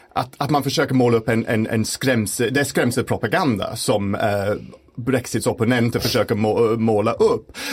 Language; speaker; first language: Swedish; non-native, fluent; English